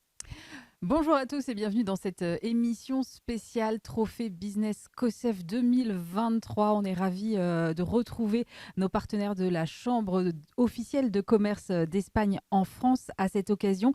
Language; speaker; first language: French; native; French